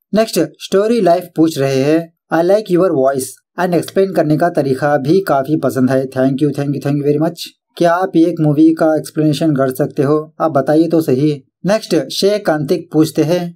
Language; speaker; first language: Hindi; non-native, local second language; Urdu